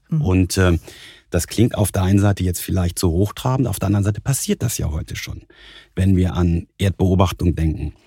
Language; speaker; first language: German; native; German